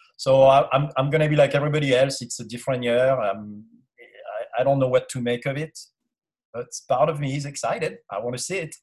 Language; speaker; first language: English; non-native, fluent; French